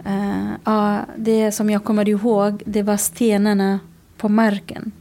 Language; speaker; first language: Swedish; non-native, fluent; Kurdish